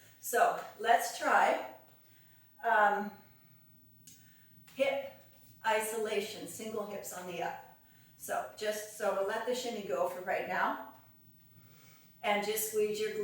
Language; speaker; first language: English; native; English